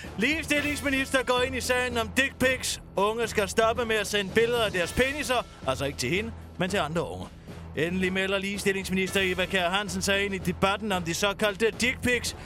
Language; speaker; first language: Danish; native; Danish